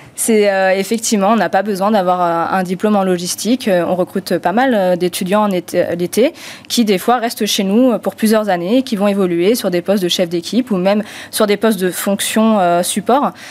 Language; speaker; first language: French; non-native, fluent; Romanian